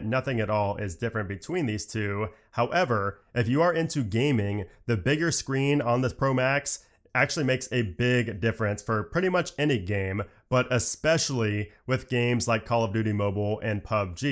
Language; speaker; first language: English; native; English